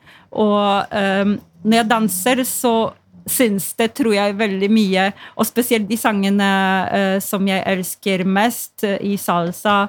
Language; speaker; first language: Norwegian; non-native, fluent; Polish